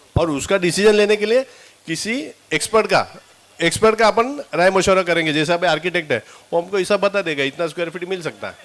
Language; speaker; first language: Hindi; non-native, local second language; Marathi